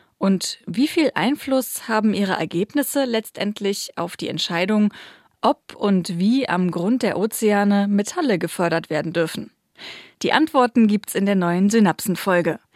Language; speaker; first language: German; native; German